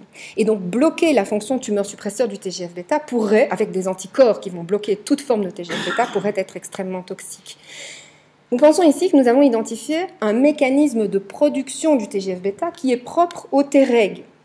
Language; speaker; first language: French; native; French